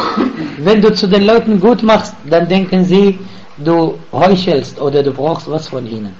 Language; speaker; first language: German; non-native, fluent; Arabic